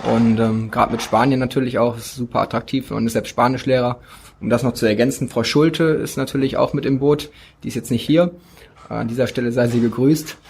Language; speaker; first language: German; native; German